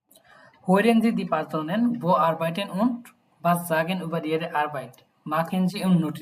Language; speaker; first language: German; non-native, learner; Bangla